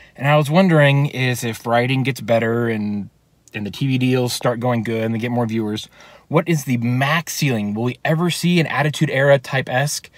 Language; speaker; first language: English; native; English